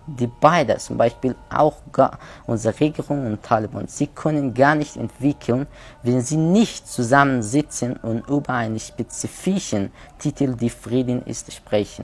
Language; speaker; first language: German; non-native, learner; Persian